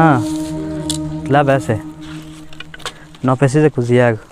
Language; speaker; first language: Portuguese; non-native, learner; Bangla